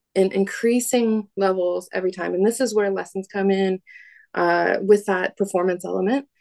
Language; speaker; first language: English; native; English